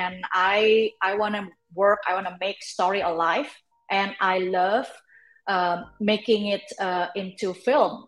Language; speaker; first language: English; non-native, fluent; Indonesian